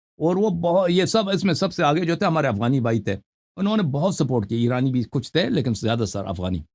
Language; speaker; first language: Urdu; non-native, fluent; Persian